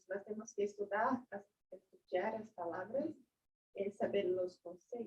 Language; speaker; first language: Spanish; non-native, learner; Portuguese